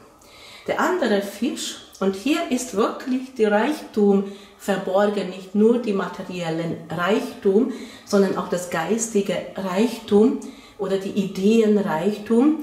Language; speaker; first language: German; non-native, fluent; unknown